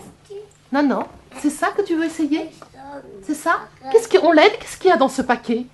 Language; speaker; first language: French; native; French